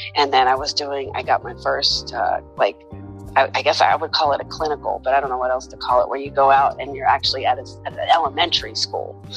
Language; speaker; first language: English; native; English